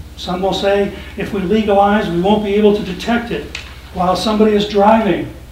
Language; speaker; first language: English; native; English